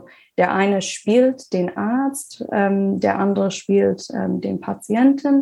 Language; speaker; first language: German; non-native, fluent; English